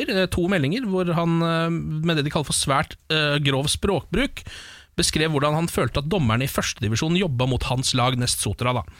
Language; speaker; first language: Norwegian; native; Norwegian